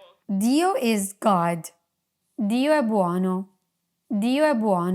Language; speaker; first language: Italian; non-native, fluent; English